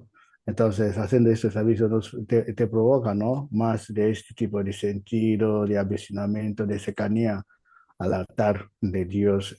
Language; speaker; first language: Spanish; non-native, learner; Igbo